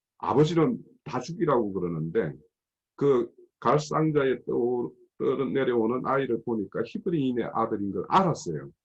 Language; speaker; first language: Korean; native; Korean